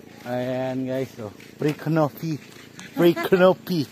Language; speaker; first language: Filipino; early bilingual, heritage; Filipino